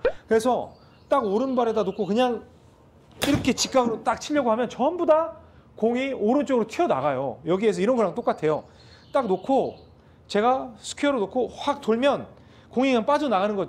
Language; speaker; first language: Korean; native; Korean